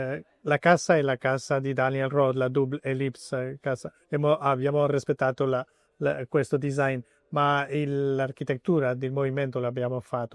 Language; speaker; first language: Italian; non-native, learner; French